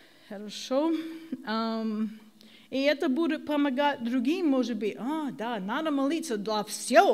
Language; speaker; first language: Russian; non-native, learner; English